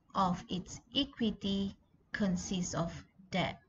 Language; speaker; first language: English; non-native, local second language; Malay